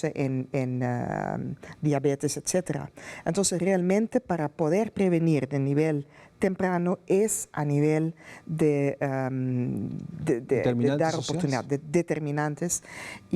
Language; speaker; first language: Spanish; non-native, fluent; Dutch